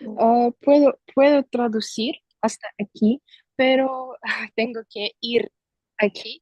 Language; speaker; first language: Spanish; non-native, learner; Russian